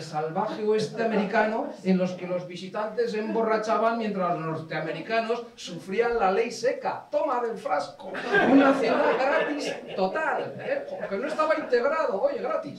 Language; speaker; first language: Spanish; native; Spanish